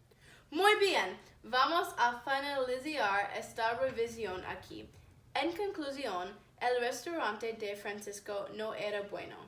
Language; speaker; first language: Spanish; non-native, learner; English